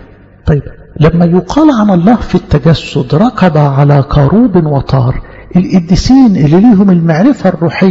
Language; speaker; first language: Arabic; native; Arabic